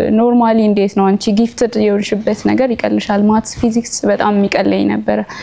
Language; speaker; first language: Amharic; non-native, local second language; Oromo